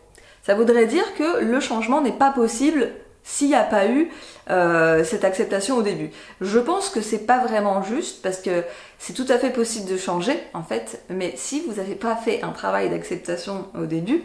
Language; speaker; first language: French; native; French